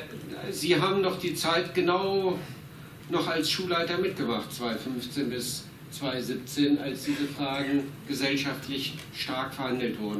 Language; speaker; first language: German; native; German